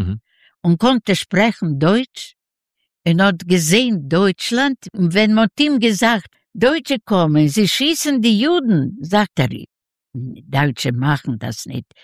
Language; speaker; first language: German; non-native, learner; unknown